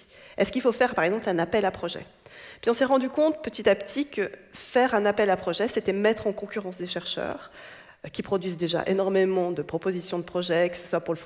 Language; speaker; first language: French; native; French